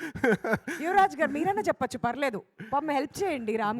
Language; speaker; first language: Telugu; native; Telugu